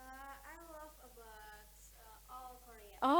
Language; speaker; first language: English; non-native, learner; Indonesian